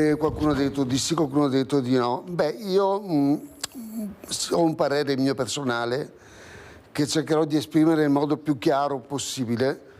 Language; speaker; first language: Italian; native; Italian